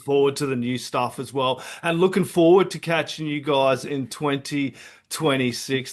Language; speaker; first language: English; native; English